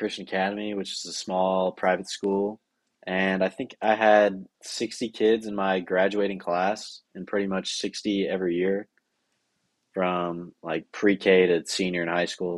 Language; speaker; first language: English; native; English